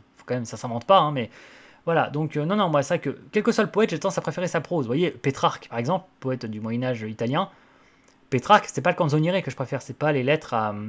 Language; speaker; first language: French; native; French